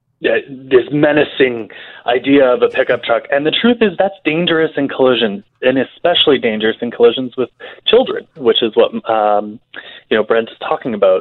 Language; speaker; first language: English; native; English